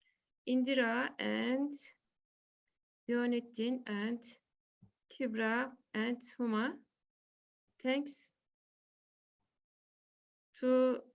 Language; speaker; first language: English; non-native, learner; Turkish